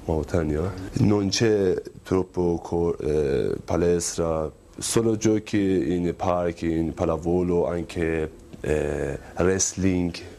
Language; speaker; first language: Italian; non-native, learner; Persian